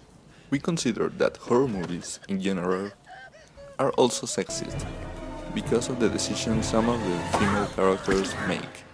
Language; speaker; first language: English; non-native, fluent; Spanish